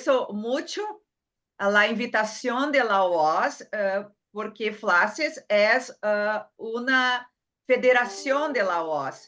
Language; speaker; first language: Spanish; non-native, learner; Portuguese